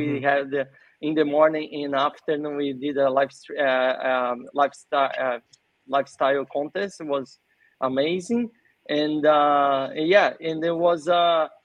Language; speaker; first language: English; non-native, fluent; Portuguese